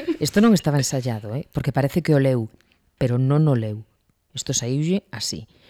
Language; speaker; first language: Galician; non-native, local second language; Spanish